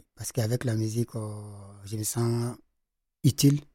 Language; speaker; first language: French; non-native, local second language; Fula